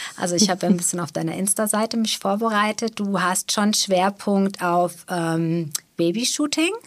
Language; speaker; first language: German; native; German